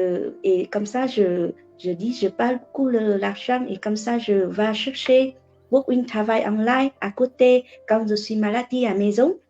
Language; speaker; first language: French; non-native, learner; Vietnamese